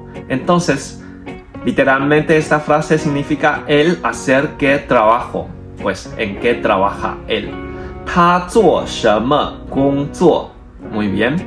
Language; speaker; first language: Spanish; non-native, fluent; Chinese